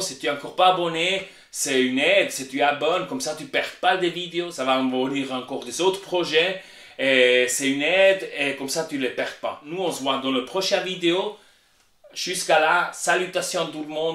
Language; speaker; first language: French; non-native, learner; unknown